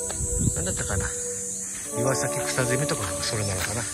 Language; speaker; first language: Japanese; native; Japanese